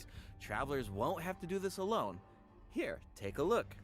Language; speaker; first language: English; native; English